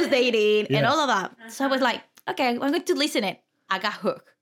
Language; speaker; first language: English; non-native, fluent; Spanish